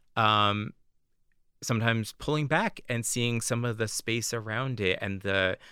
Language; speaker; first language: English; native; English